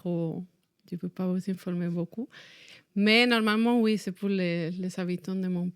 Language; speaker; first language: French; non-native, fluent; Spanish